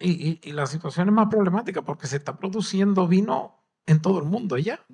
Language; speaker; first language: Spanish; native; Spanish